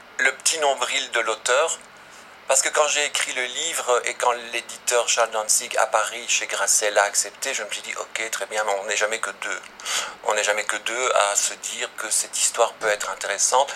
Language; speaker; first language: French; native; French